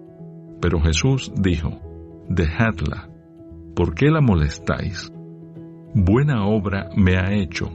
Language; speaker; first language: Spanish; native; Spanish